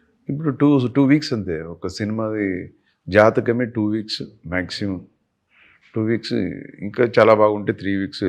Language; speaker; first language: Telugu; native; Telugu